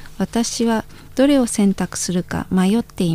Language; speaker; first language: Japanese; non-native, learner; Indonesian